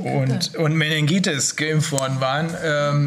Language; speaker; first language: German; native; German